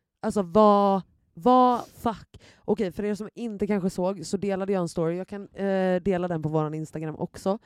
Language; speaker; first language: Swedish; native; Swedish